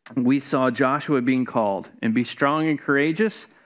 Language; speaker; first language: English; native; English